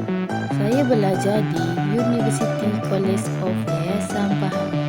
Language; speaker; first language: Malay; native; Malay